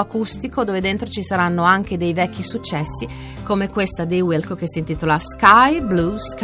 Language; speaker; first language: Italian; native; Italian